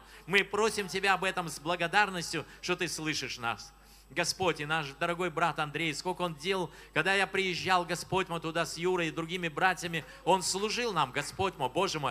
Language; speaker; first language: Russian; native; Russian